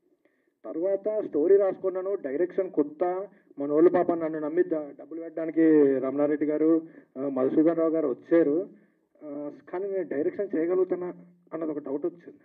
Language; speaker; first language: Telugu; native; Telugu